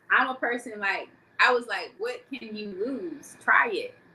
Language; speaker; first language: English; native; English